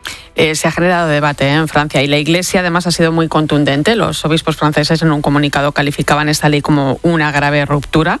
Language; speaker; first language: Spanish; native; Spanish